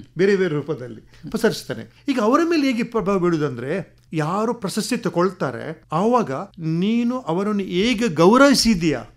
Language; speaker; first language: Kannada; non-native, local second language; Tulu